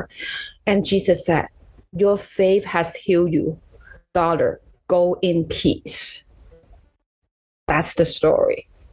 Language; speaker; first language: English; non-native, local second language; Cantonese